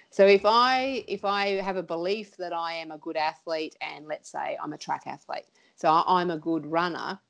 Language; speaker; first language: English; native; English